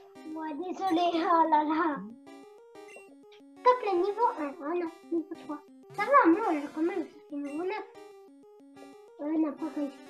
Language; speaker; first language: French; native; French